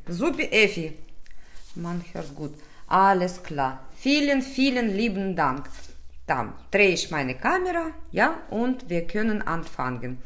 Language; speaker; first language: German; non-native, learner; Russian